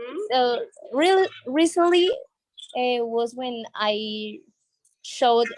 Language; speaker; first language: English; non-native, learner; Spanish